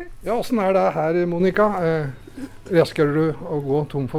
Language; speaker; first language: Norwegian; native; Norwegian